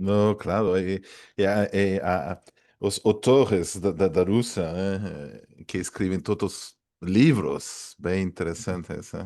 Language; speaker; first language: Portuguese; non-native, fluent; French